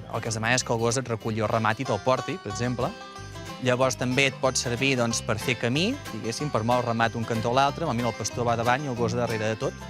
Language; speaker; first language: Catalan; native; Catalan